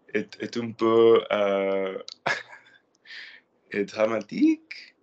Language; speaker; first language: French; non-native, learner; Spanish